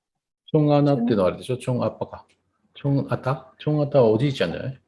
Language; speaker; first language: Japanese; non-native, fluent; Tatar